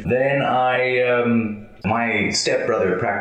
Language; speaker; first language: English; native; English